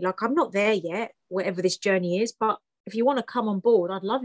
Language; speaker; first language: English; early bilingual, other home language; Greek